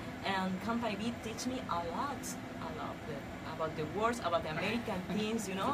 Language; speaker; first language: English; non-native, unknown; Spanish